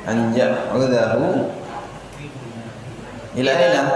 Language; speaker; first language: Arabic; non-native, fluent; Indonesian